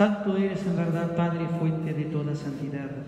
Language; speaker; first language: Spanish; native; Spanish